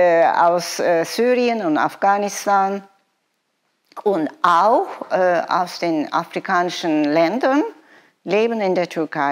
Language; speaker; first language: German; non-native, fluent; Turkish